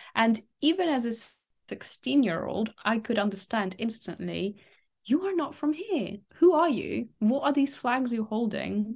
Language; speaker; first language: English; early bilingual, other home language; Ukrainian